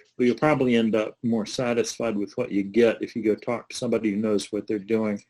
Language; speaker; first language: English; native; English